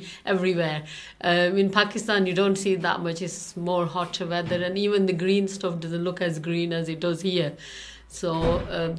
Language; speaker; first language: English; non-native, local second language; Urdu